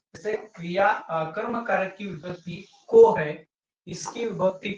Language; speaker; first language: Hindi; non-native, local second language; Marathi